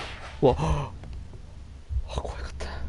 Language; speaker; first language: Japanese; native; Japanese